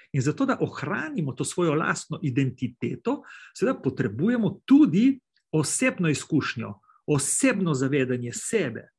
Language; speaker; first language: Slovenian; native; Slovenian